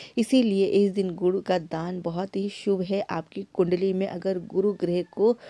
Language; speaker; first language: Hindi; native; Hindi